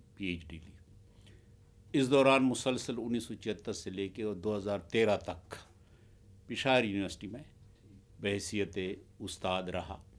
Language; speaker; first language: Urdu; non-native, local second language; Pashto